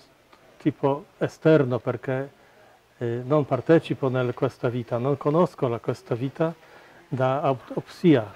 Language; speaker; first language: Italian; non-native, fluent; Polish